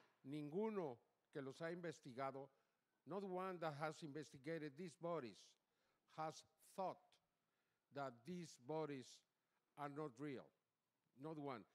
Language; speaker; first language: English; non-native, fluent; Spanish